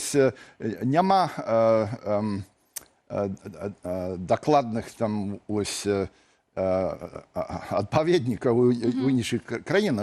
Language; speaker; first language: Belarusian; non-native, fluent; English